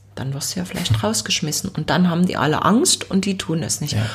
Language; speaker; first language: German; native; German